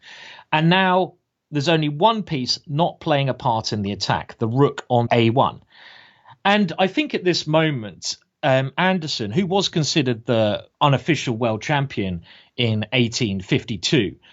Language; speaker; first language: English; native; English